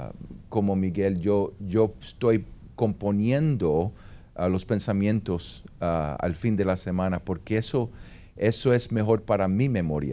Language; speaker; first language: Spanish; early bilingual, heritage; Spanish